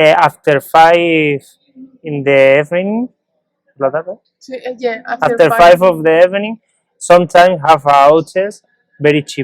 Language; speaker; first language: English; non-native, learner; Spanish